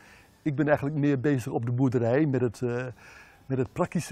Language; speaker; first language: Dutch; native; Dutch